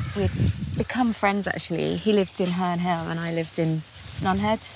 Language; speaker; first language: English; native; English